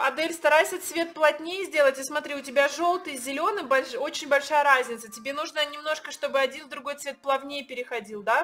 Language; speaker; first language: Russian; native; Russian